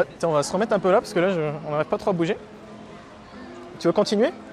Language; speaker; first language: French; native; French